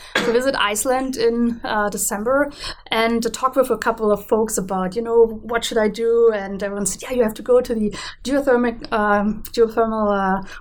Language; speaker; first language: English; non-native, fluent; German